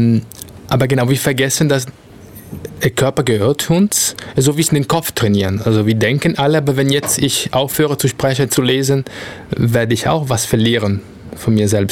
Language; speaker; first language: German; non-native, fluent; Italian